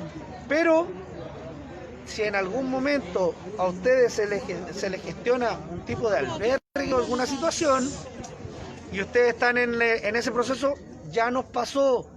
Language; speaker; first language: Spanish; native; Spanish